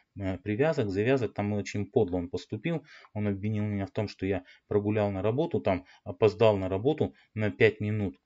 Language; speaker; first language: Russian; native; Russian